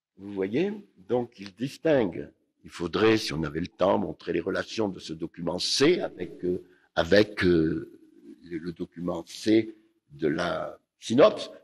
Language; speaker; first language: French; native; French